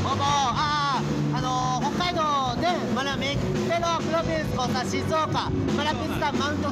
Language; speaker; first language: Filipino; non-native, learner; Japanese